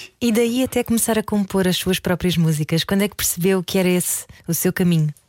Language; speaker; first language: Portuguese; native; Portuguese